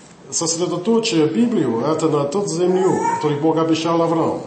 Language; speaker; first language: Russian; non-native, learner; English